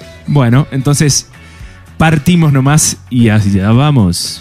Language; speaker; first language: Spanish; native; Spanish